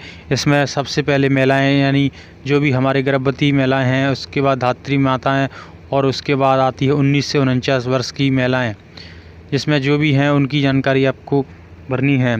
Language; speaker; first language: Hindi; native; Hindi